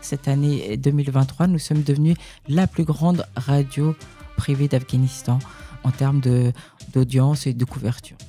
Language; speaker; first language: French; early bilingual, other home language; Persian